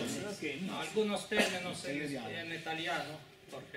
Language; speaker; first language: Italian; non-native, learner; Spanish